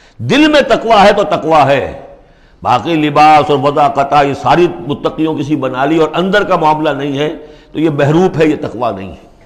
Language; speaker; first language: Urdu; native; Urdu